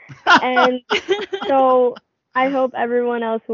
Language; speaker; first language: English; non-native, local second language; Filipino